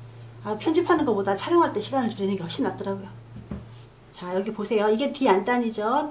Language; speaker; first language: Korean; native; Korean